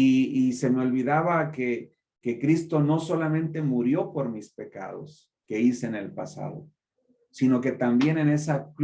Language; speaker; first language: Spanish; native; Spanish